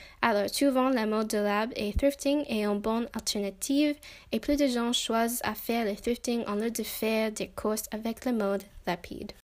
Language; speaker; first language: French; non-native, learner; English